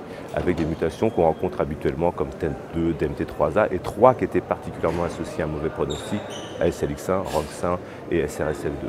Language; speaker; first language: French; native; French